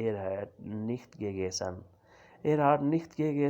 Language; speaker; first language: German; non-native, learner; Urdu